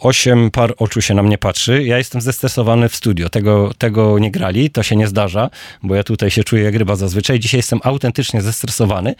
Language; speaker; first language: Polish; native; Polish